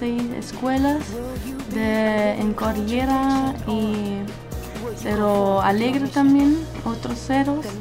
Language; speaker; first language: Spanish; non-native, learner; German